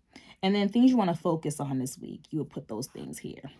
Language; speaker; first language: English; native; English